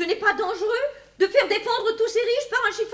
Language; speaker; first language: French; native; French